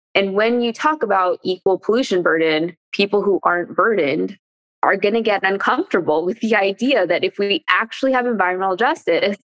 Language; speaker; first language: English; native; English